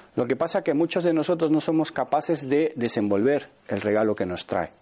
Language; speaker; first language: Spanish; native; Spanish